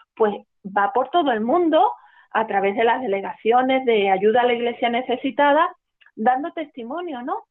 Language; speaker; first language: Spanish; native; Spanish